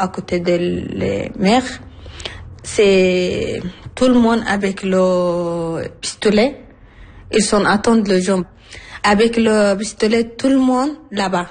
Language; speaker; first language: French; non-native, learner; Arabic